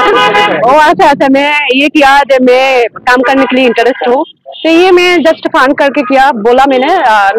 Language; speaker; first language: Hindi; non-native, learner; Bangla